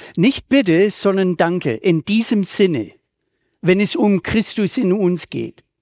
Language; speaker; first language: German; non-native, fluent; English